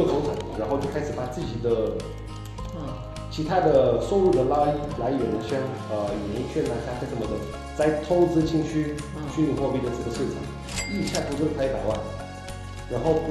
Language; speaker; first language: Chinese; early bilingual, heritage; Portuguese